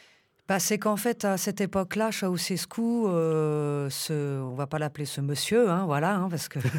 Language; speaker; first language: French; early bilingual, other home language; Romanian